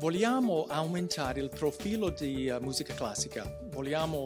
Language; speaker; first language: Italian; non-native, fluent; English